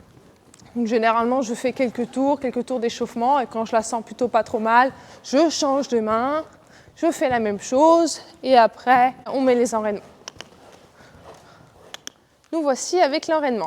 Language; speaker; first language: French; native; French